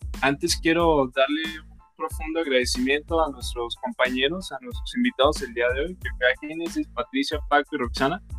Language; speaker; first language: Spanish; native; Spanish